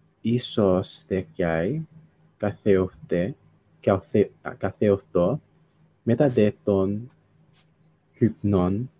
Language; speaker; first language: Greek; non-native, learner; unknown